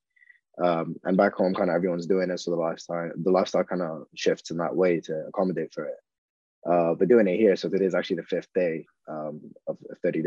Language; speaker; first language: English; non-native, fluent; Arabic